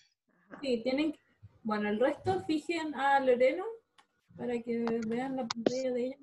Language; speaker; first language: Spanish; native; Spanish